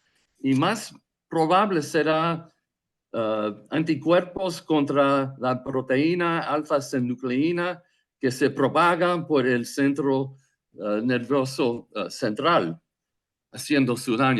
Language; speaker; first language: Spanish; non-native, fluent; English